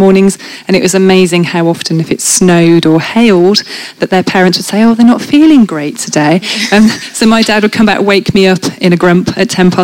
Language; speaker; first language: English; native; English